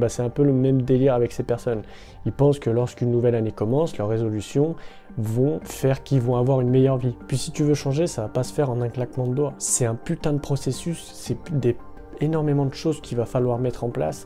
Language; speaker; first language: French; native; French